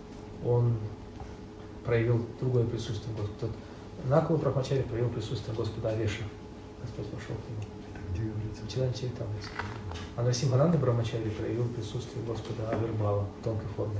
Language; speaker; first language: Russian; native; Russian